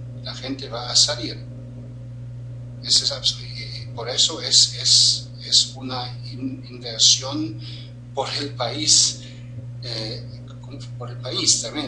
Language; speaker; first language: Spanish; non-native, fluent; German